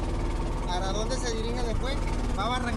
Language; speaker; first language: Spanish; native; Spanish